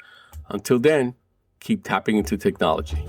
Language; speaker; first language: English; native; English